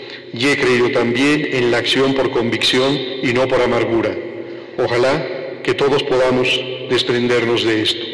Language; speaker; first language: Spanish; native; Spanish